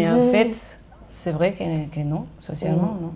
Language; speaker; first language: French; non-native, fluent; Spanish